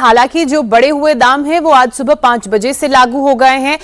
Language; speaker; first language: Hindi; native; Hindi